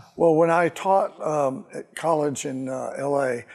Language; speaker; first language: English; native; English